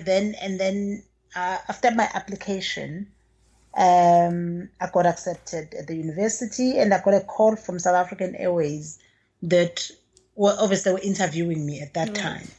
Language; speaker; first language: English; non-native, local second language; Zulu